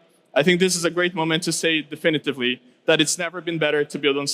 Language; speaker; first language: English; non-native, local second language; Portuguese